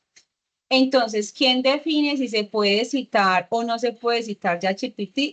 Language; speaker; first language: Spanish; native; Spanish